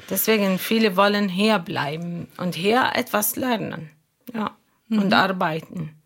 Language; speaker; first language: German; non-native, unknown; Arabic